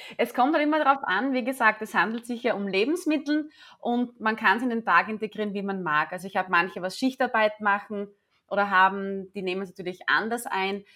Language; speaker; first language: German; native; German